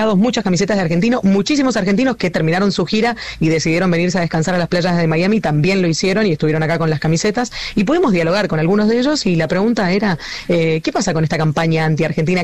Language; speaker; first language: Spanish; native; Spanish